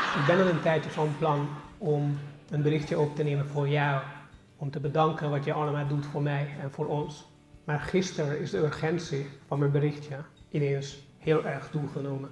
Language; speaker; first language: Dutch; non-native, fluent; Hungarian